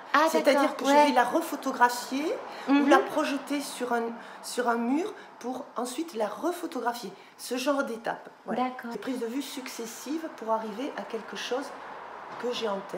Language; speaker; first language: French; native; French